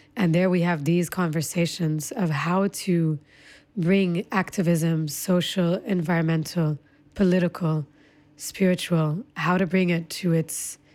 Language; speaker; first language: English; early bilingual, other home language; Hebrew